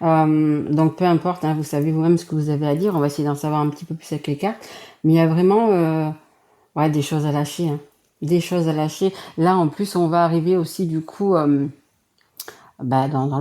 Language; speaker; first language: French; native; French